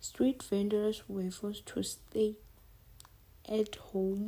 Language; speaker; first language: English; non-native, local second language; Northern Sotho